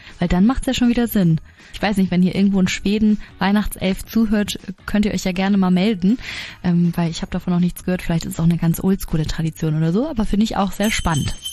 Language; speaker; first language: German; native; German